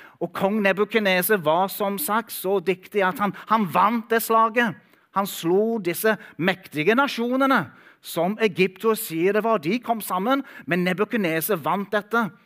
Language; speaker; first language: Norwegian; non-native, fluent; English